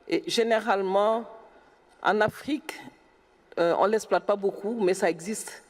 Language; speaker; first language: French; non-native, local second language; Wolof